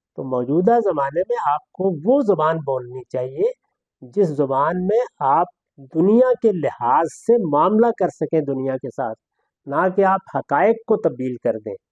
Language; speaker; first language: Urdu; non-native, local second language; Punjabi